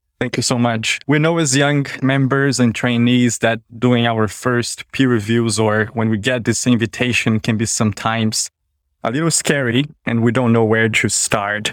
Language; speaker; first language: English; non-native, fluent; Portuguese